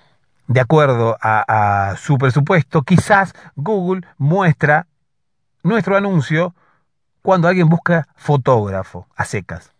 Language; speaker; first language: Spanish; native; Spanish